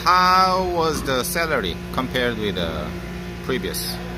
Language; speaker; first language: English; non-native, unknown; Korean